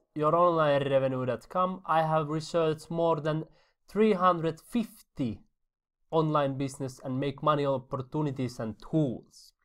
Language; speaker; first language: English; non-native, fluent; Finnish